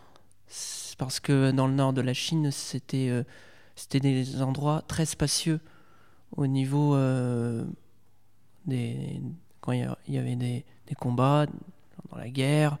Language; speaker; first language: French; native; French